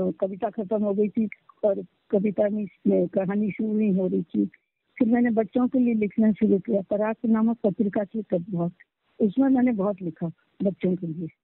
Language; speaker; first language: Hindi; non-native, local second language; Marathi